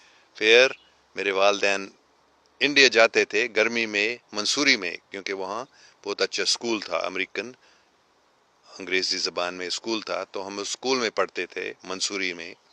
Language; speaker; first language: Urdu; non-native, fluent; English